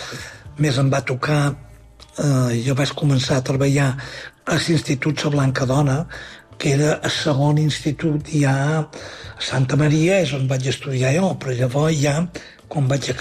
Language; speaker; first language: Catalan; native; Catalan